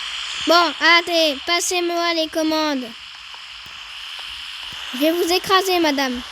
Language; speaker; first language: French; native; French